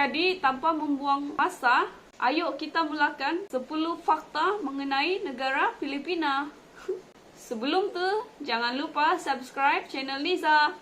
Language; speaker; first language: Indonesian; non-native, local second language; Malay